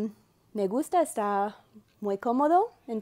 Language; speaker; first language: Spanish; non-native, fluent; English